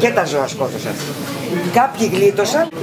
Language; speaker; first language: Greek; native; Greek